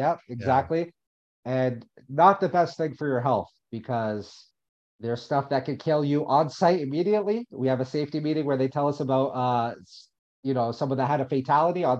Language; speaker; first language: English; native; English